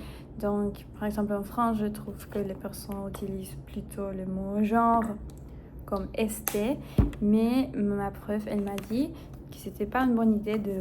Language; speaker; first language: French; non-native, fluent; Spanish